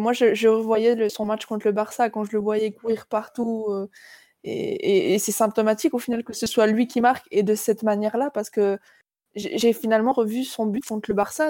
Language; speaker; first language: French; native; French